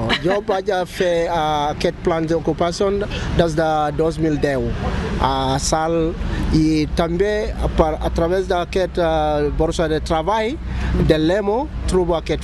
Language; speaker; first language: Catalan; non-native, learner; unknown